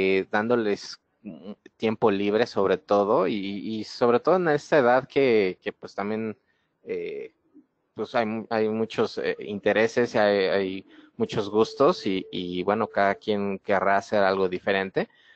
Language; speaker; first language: Spanish; native; Spanish